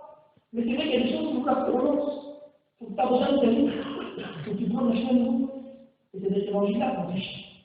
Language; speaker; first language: French; native; French